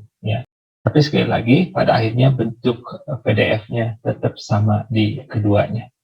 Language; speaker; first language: Indonesian; native; Indonesian